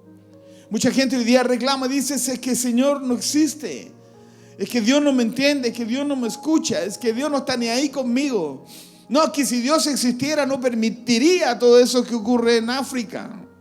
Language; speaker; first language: Spanish; native; Spanish